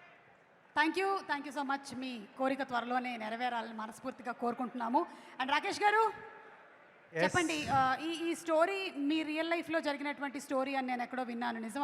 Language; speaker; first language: Telugu; native; Telugu